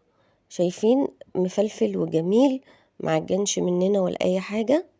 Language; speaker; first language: Arabic; native; Arabic